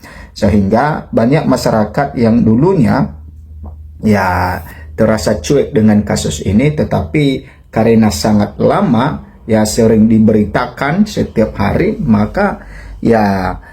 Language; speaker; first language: Indonesian; native; Indonesian